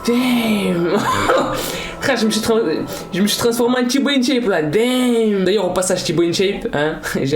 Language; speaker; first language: French; native; French